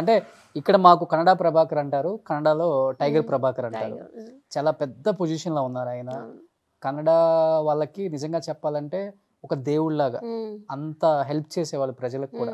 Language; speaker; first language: Telugu; native; Telugu